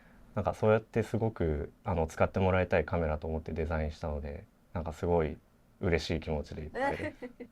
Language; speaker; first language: Japanese; native; Japanese